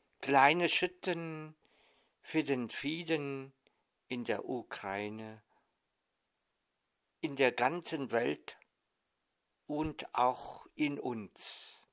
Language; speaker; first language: German; non-native, fluent; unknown